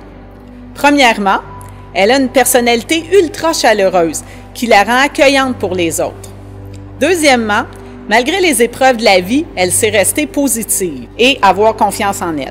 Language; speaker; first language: French; native; French